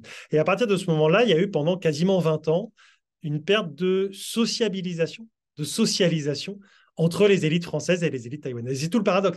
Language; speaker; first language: French; native; French